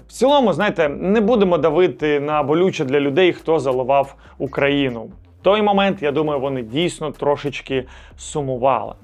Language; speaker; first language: Ukrainian; native; Ukrainian